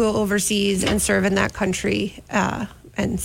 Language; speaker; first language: English; native; English